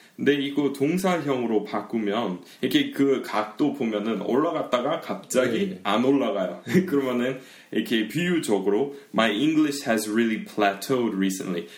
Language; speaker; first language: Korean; early bilingual, heritage; Korean